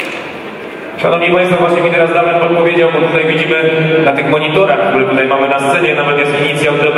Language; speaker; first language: Polish; native; Polish